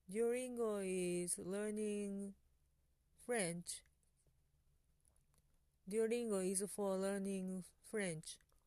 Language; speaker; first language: English; non-native, learner; Japanese